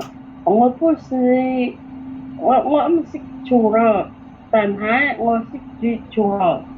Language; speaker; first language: Cantonese; non-native, learner; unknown